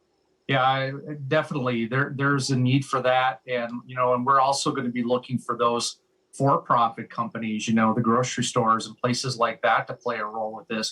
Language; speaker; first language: English; native; English